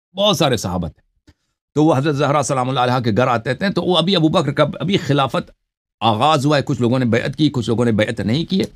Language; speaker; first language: Urdu; non-native, local second language; Balti